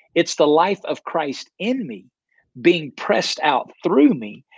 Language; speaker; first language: English; native; English